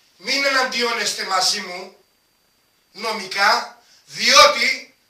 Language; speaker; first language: Greek; non-native, local second language; Romany